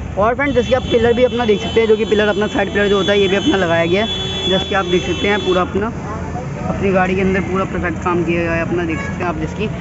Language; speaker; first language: Hindi; native; Hindi